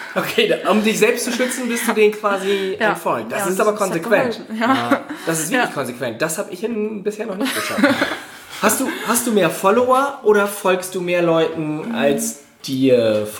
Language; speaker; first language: German; native; German